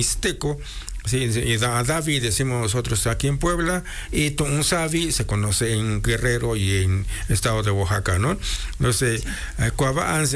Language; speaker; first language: Spanish; non-native, local second language; Mixtepec Mixtec